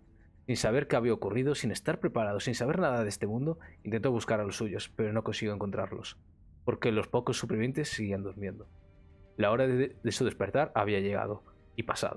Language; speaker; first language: Spanish; native; Spanish